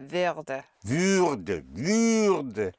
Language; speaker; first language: German; non-native, fluent; English